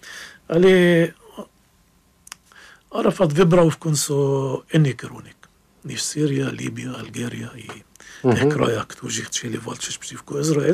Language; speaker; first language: Polish; non-native, fluent; Arabic